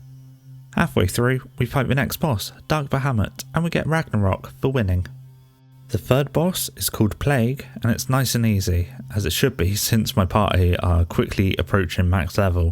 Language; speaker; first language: English; native; English